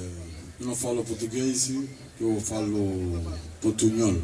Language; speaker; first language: Portuguese; non-native, fluent; Spanish